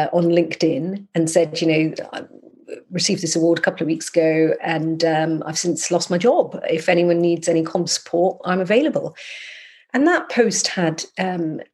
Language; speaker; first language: English; native; English